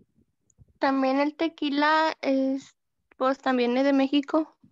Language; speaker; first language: Spanish; native; Spanish